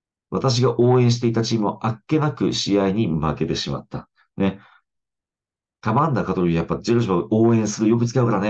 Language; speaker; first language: Japanese; native; Japanese